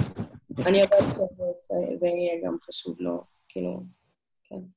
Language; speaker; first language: Hebrew; non-native, fluent; German